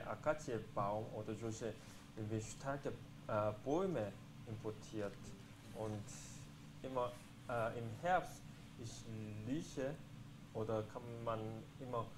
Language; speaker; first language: German; non-native, fluent; Korean